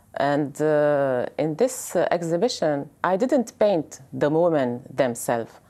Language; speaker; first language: English; non-native, fluent; Arabic